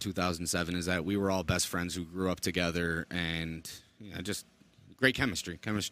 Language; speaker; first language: English; native; English